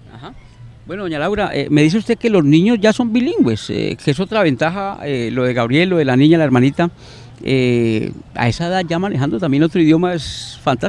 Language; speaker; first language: Spanish; native; Spanish